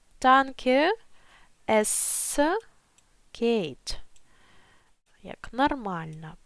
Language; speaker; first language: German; non-native, fluent; Ukrainian